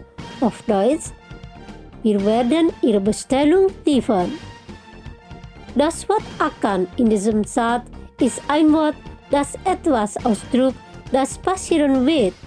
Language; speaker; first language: German; non-native, fluent; Indonesian